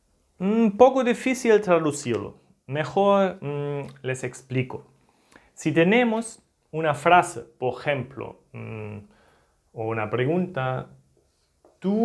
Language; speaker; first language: Spanish; non-native, fluent; German